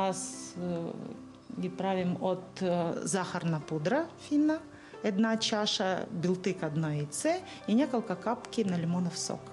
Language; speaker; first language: Bulgarian; non-native, learner; Russian